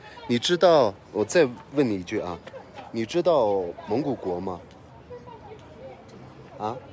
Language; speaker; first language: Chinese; non-native, fluent; Mongolian